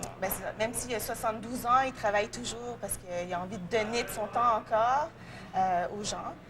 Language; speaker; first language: French; early bilingual, other home language; Vietnamese